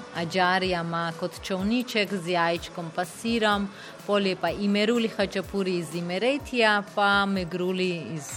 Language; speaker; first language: Slovenian; non-native, fluent; Georgian